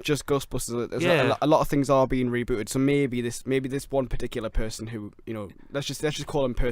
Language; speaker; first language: English; native; English